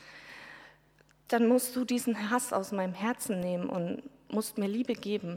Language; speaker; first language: German; native; German